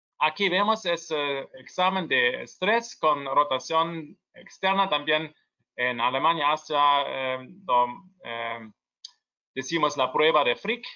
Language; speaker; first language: Spanish; non-native, learner; German